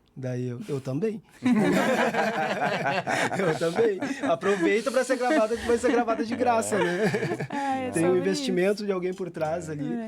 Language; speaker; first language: Portuguese; native; Portuguese